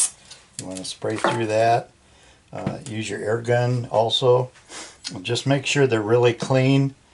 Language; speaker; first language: English; native; English